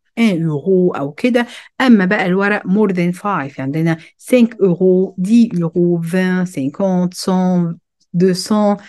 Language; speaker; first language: Arabic; early bilingual, heritage; Arabic